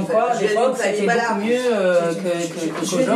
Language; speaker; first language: French; native; French